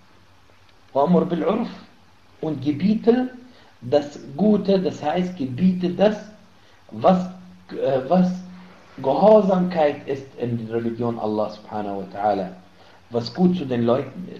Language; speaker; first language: German; non-native, fluent; Arabic